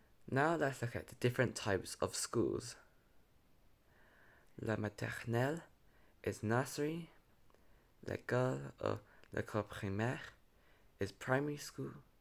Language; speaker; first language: English; native; English